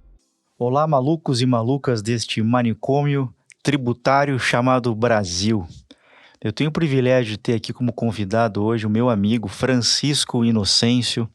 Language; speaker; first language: Portuguese; native; Portuguese